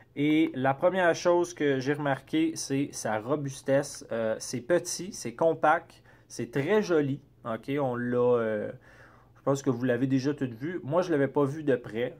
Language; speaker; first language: French; native; French